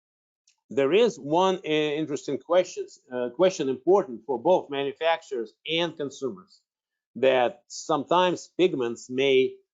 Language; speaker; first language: English; non-native, fluent; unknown